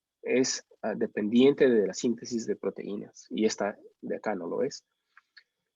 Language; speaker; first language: Spanish; native; Spanish